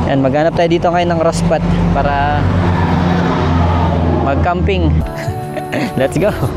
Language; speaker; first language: Filipino; native; Filipino